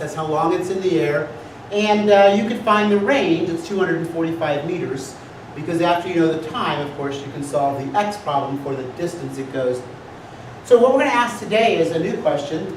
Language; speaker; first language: English; native; English